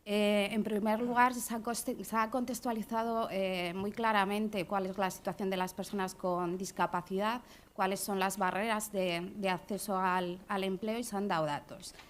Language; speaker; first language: Spanish; native; Spanish